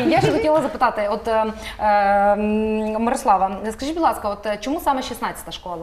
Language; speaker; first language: Ukrainian; native; Ukrainian